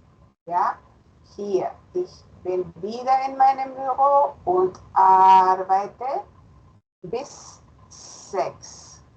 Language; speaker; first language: German; non-native, fluent; Spanish